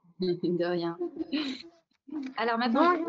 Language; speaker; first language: French; native; French